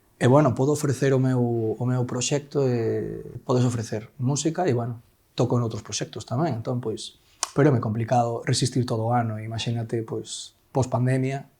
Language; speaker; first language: Galician; non-native, local second language; Spanish